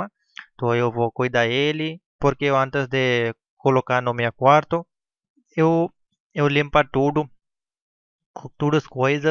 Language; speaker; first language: Portuguese; non-native, learner; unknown